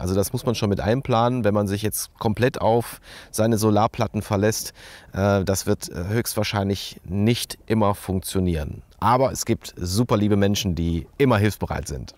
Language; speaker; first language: German; native; German